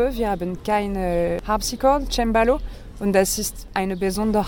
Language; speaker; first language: German; non-native, learner; French